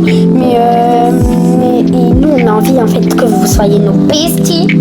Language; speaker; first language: French; native; French